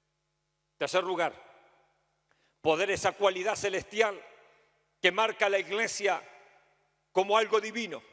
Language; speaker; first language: Spanish; native; Spanish